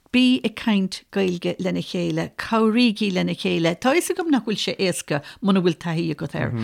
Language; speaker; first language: Irish; native; Irish